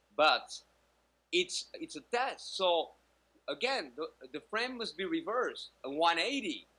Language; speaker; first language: English; native; English